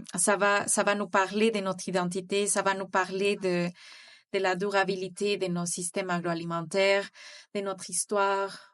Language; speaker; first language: French; non-native, fluent; Spanish